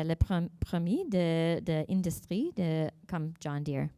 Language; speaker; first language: French; non-native, learner; English